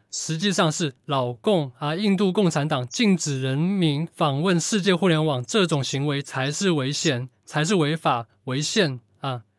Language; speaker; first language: Chinese; native; Chinese